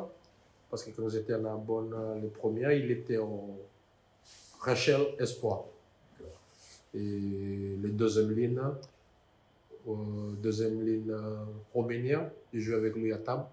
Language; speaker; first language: French; non-native, learner; Fijian